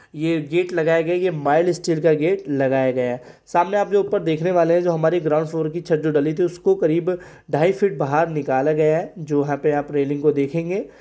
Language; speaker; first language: Hindi; native; Hindi